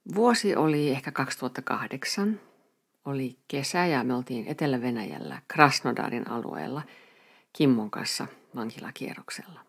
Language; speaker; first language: Finnish; native; Finnish